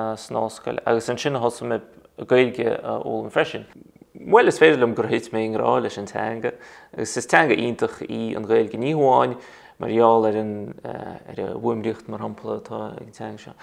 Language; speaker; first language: Irish; non-native, fluent; Russian